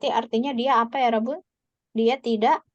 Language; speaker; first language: Indonesian; native; Indonesian